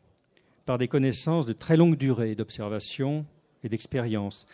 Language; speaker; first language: French; native; French